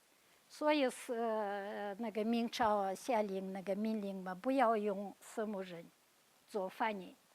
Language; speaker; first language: Chinese; non-native, fluent; Kazakh